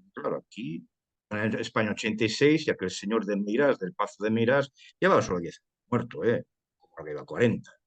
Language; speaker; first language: Spanish; early bilingual, heritage; Spanish